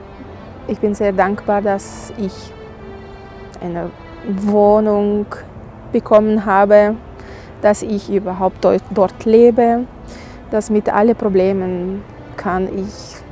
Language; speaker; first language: German; non-native, fluent; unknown